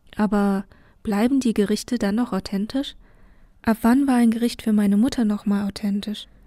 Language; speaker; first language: German; early bilingual, other home language; Vietnamese